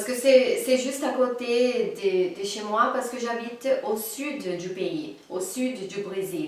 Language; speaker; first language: French; non-native, fluent; Portuguese